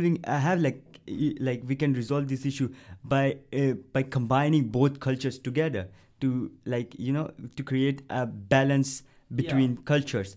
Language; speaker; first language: English; non-native, local second language; Punjabi